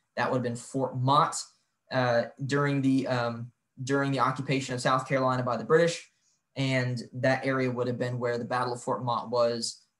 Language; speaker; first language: English; native; English